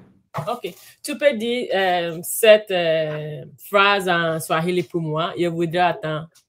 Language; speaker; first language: French; non-native, learner; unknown